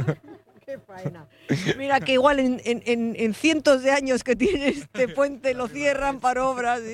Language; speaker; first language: Spanish; native; Spanish